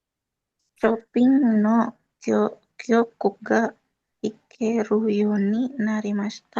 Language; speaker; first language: Japanese; non-native, learner; Indonesian